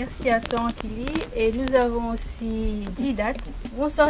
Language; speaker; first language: French; non-native, local second language; Comorian